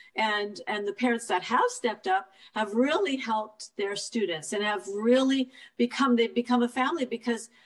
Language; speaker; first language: English; native; English